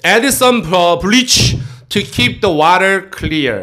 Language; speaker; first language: English; non-native, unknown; Korean